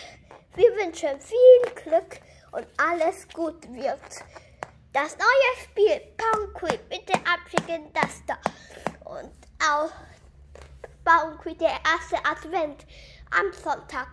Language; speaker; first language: German; early bilingual, other home language; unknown